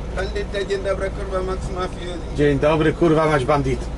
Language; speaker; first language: Polish; non-native, learner; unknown